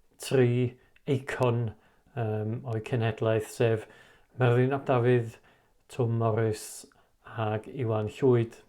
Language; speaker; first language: Welsh; native; Welsh